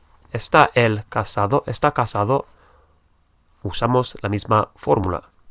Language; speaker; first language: Spanish; native; Spanish